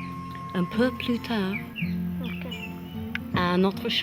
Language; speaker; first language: French; non-native, learner; English